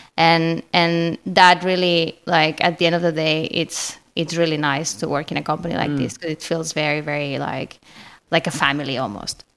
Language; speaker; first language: English; non-native, fluent; Spanish